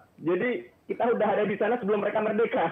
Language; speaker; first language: Indonesian; native; Indonesian